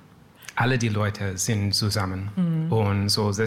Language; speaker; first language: German; non-native, learner; English